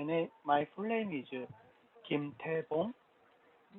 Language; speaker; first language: English; non-native, learner; Korean